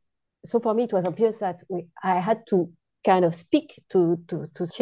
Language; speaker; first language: English; non-native, fluent; French